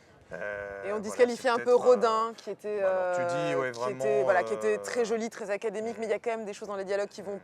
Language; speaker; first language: French; native; French